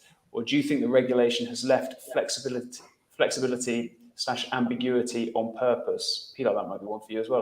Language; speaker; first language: English; native; English